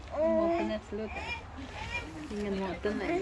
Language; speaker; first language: Swedish; non-native, learner; Indonesian